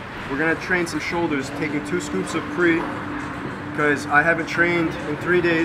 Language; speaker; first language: English; early bilingual, other home language; Turkish